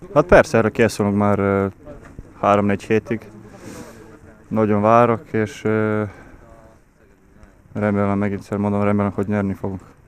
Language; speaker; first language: Hungarian; non-native, fluent; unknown